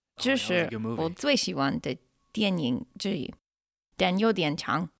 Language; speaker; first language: Chinese; non-native, fluent; English